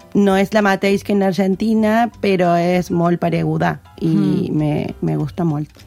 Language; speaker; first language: Catalan; non-native, learner; Spanish